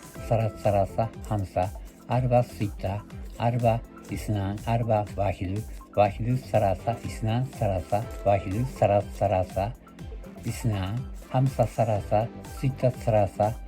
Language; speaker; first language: Arabic; non-native, learner; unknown